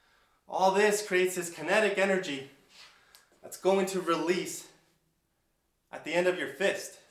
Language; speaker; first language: English; native; English